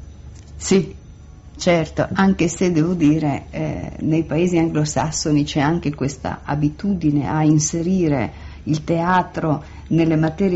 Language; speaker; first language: Italian; native; Italian